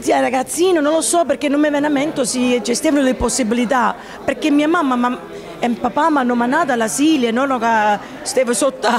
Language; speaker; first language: Italian; early bilingual, heritage; Italian